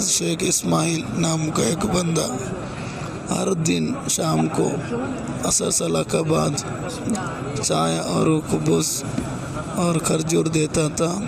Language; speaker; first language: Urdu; non-native, fluent; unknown